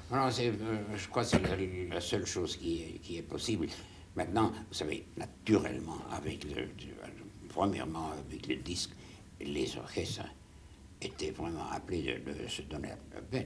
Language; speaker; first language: French; non-native, fluent; German